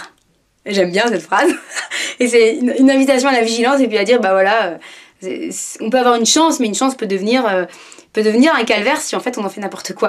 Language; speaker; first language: French; native; French